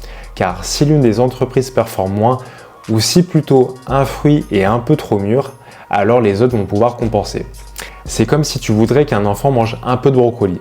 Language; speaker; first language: French; native; French